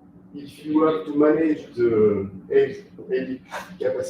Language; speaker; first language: English; non-native, fluent; French